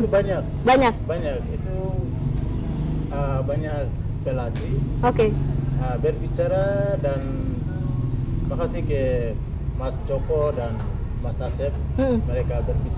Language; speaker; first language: Indonesian; non-native, learner; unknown